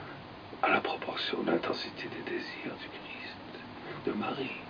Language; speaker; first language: French; native; French